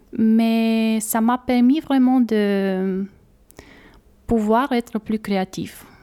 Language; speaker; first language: French; non-native, fluent; Romanian